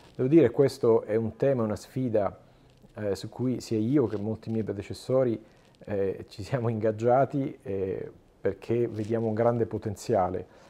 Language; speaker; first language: Italian; native; Italian